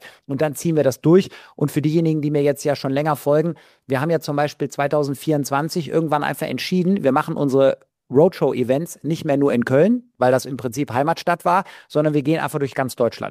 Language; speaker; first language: German; native; German